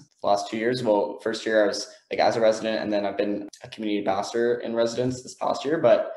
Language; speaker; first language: English; native; English